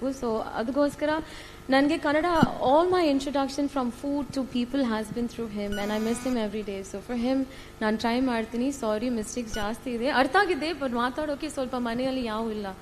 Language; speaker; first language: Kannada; non-native, learner; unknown